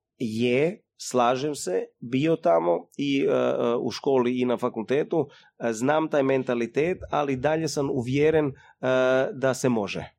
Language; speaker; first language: Croatian; early bilingual, heritage; Croatian